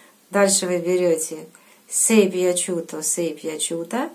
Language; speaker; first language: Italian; non-native, fluent; Russian